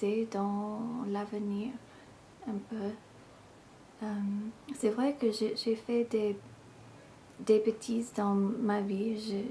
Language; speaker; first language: French; non-native, learner; English